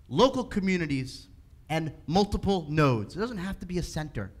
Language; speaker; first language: English; native; English